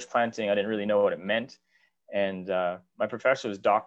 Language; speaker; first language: English; native; English